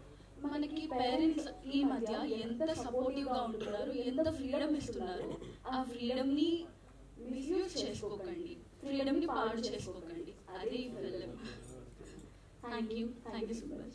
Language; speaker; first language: Telugu; non-native, learner; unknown